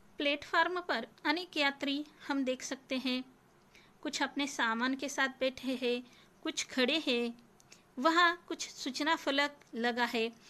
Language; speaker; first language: Hindi; non-native, local second language; Marathi